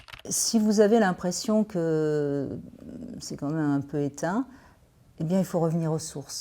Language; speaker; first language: French; native; French